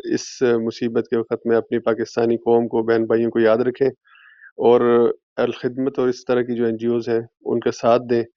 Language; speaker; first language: Urdu; native; Urdu